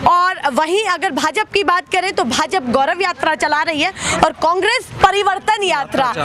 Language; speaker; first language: Hindi; native; Hindi